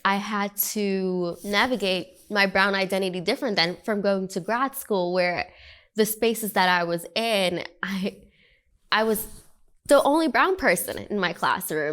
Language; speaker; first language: English; early bilingual, other home language; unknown